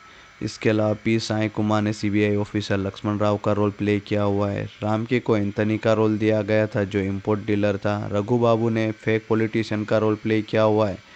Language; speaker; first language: Hindi; native; Hindi